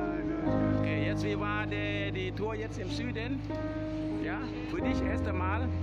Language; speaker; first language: German; non-native, learner; Thai